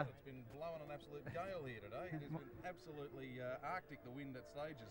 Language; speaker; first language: English; native; English